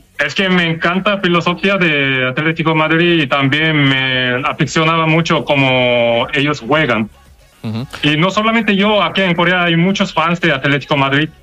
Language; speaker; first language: Spanish; non-native, fluent; Korean